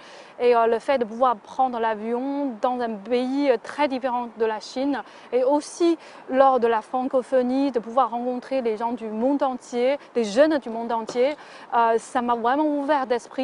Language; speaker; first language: French; non-native, fluent; Chinese